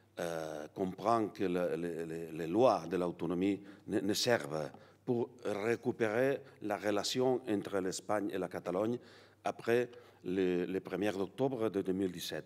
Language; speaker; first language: French; non-native, learner; Catalan